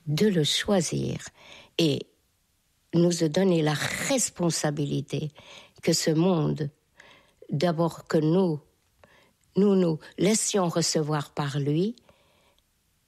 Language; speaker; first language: French; non-native, fluent; Hungarian